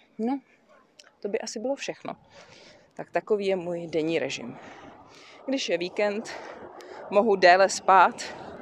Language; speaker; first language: Czech; native; Czech